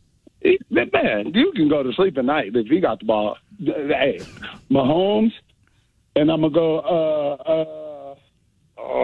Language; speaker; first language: English; native; English